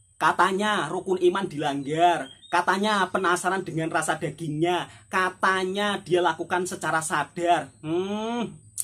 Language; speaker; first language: Indonesian; native; Indonesian